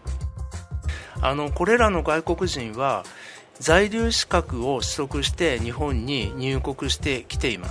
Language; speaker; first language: Japanese; native; Japanese